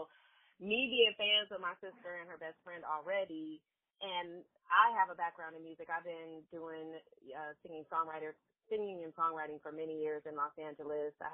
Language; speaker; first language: English; native; English